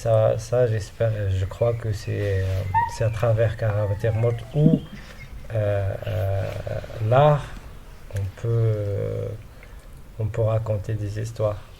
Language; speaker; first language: French; non-native, local second language; Arabic